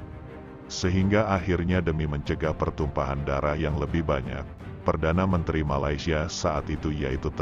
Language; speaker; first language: Indonesian; native; Indonesian